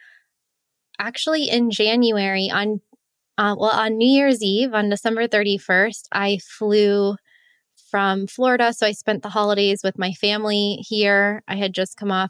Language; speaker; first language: English; native; English